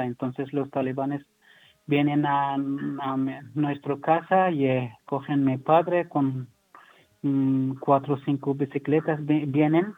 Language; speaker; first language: Spanish; non-native, learner; Persian